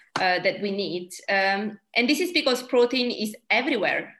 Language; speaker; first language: English; non-native, fluent; Italian